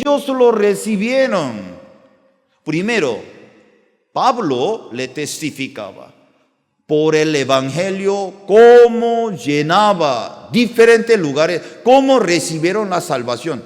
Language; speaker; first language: Spanish; non-native, learner; Korean